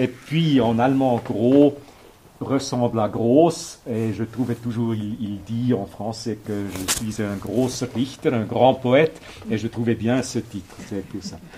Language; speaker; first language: French; non-native, local second language; German